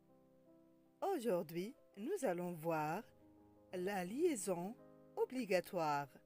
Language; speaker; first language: French; non-native, local second language; Arabic